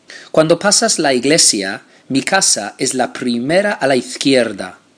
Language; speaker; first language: Spanish; non-native, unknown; English